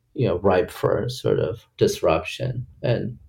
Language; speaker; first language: English; early bilingual, other home language; Chinese